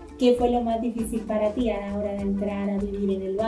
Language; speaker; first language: Spanish; native; Spanish